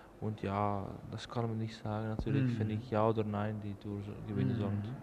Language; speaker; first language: German; non-native, learner; Dutch